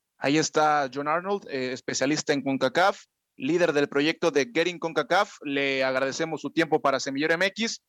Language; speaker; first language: Spanish; native; Spanish